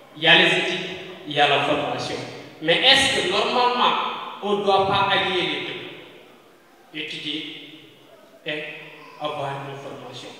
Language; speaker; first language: French; non-native, local second language; Fula